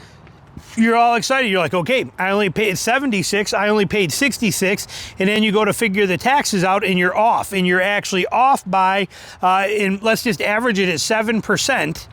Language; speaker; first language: English; native; English